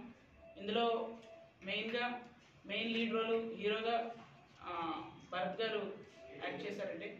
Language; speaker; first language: Telugu; native; Telugu